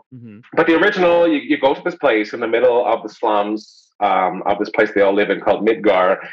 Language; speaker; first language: English; native; English